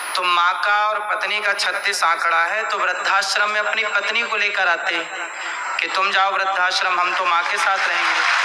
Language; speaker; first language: Hindi; native; Hindi